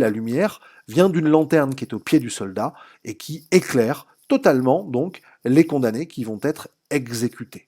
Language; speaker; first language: French; native; French